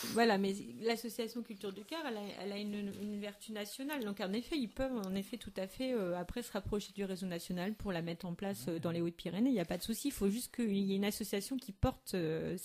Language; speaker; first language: French; native; French